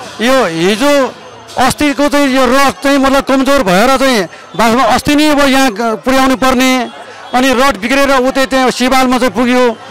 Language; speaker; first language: Nepali; non-native, local second language; Newari